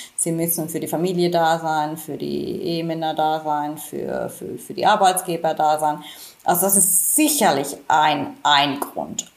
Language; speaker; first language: German; non-native, fluent; Finnish